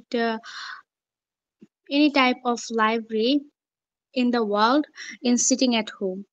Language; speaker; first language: English; non-native, learner; Bangla